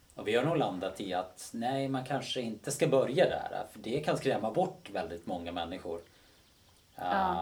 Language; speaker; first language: Swedish; early bilingual, other home language; Bosnian